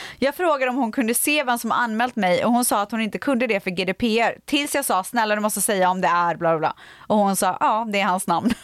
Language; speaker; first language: Swedish; native; Swedish